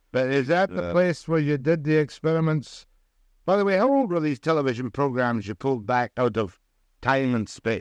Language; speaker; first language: English; native; English